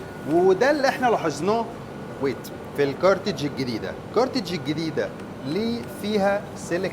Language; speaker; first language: Arabic; native; Arabic